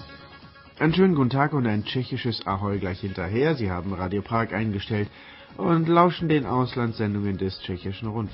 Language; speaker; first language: German; native; German